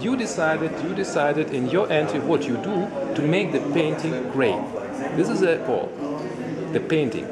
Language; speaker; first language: English; non-native, learner; German